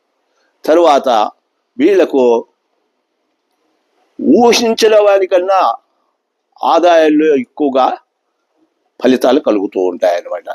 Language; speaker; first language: Telugu; native; Telugu